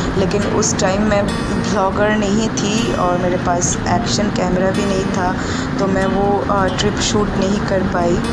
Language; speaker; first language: Hindi; non-native, local second language; Bangla